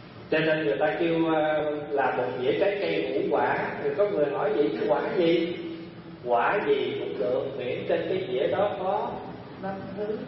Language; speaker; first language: Vietnamese; early bilingual, heritage; Vietnamese